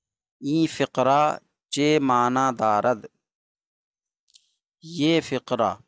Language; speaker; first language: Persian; non-native, fluent; Urdu